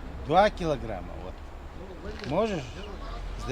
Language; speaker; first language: Russian; non-native, local second language; Chechen